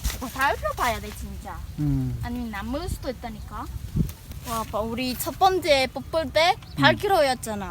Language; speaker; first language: Korean; non-native, learner; Khmer